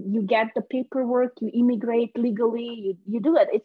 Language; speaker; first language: English; non-native, fluent; Hungarian